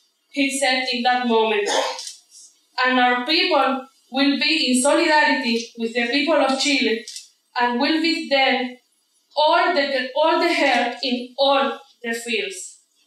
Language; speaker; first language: English; non-native, fluent; Spanish